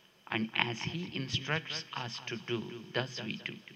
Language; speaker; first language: English; non-native, local second language; Telugu